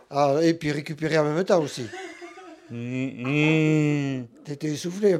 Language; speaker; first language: French; native; French